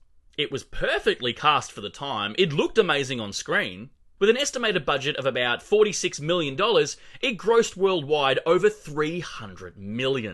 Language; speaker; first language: English; native; English